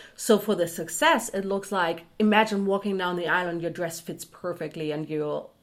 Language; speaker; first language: English; non-native, fluent; German